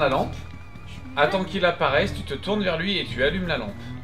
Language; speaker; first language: French; native; French